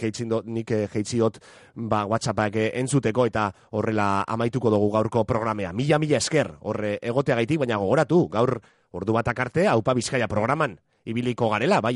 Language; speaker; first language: Basque; native; Basque